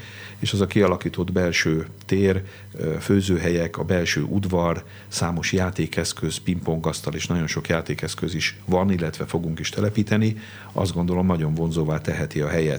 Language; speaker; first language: Hungarian; native; Hungarian